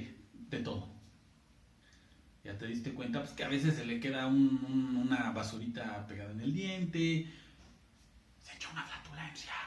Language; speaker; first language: Spanish; native; Spanish